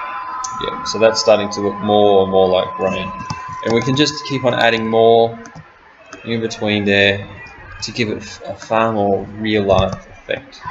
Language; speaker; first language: English; native; English